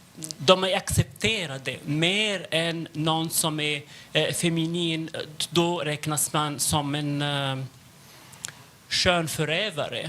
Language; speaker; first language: Swedish; non-native, fluent; Arabic